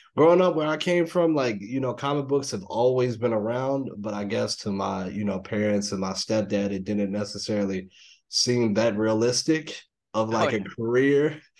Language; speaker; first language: English; native; English